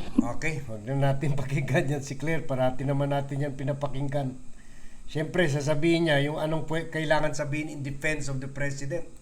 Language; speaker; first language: Filipino; native; Filipino